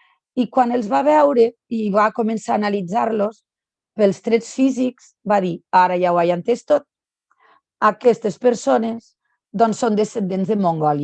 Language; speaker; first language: Catalan; native; Catalan